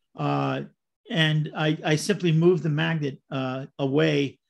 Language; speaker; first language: English; native; English